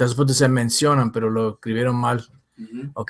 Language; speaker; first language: Spanish; early bilingual, heritage; English